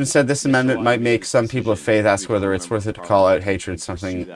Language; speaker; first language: English; native; English